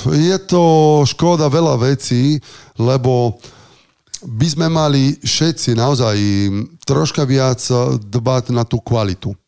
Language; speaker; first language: Slovak; non-native, fluent; Italian